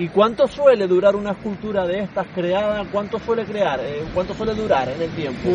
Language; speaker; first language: Spanish; native; Spanish